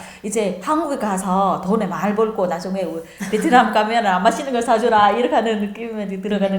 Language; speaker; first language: Korean; non-native, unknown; Vietnamese